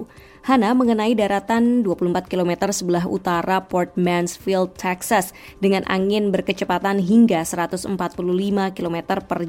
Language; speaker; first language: Indonesian; native; Indonesian